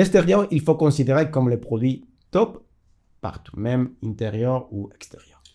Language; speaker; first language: French; non-native, fluent; Spanish